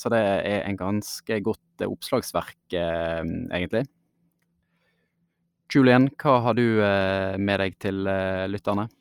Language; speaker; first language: Norwegian; native; Norwegian